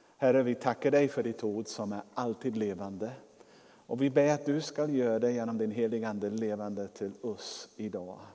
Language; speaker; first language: Swedish; non-native, fluent; English